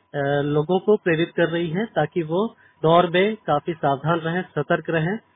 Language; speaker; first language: Hindi; native; Hindi